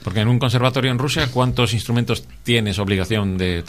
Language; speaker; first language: Spanish; native; Spanish